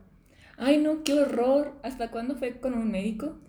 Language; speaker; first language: Spanish; native; Spanish